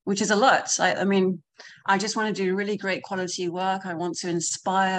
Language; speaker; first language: English; native; English